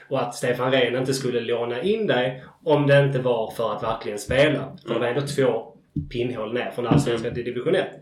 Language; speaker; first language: Swedish; native; Swedish